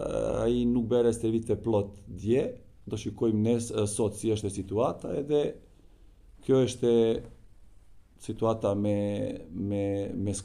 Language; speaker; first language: Albanian; non-native, learner; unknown